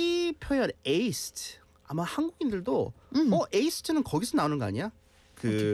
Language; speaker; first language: Korean; early bilingual, heritage; Korean